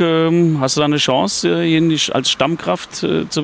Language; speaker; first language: German; native; German